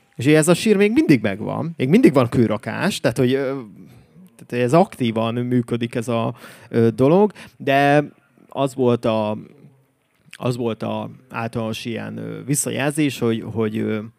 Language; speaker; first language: Hungarian; native; Hungarian